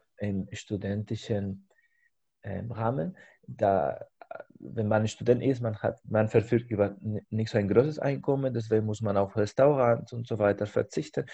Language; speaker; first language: German; non-native, fluent; Spanish